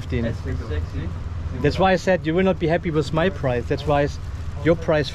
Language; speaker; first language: English; non-native, fluent; German